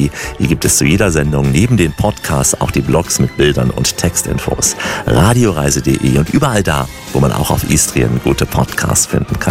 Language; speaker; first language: German; native; German